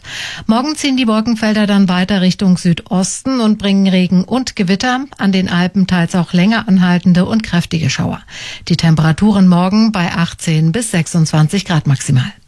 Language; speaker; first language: German; native; German